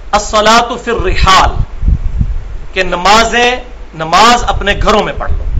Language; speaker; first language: Urdu; non-native, local second language; Punjabi